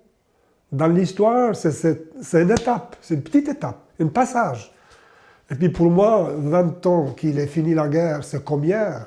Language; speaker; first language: French; non-native, learner; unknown